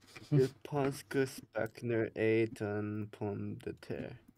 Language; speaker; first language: French; non-native, learner; Japanese